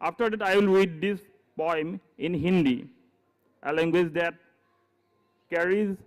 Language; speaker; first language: English; non-native, local second language; Assamese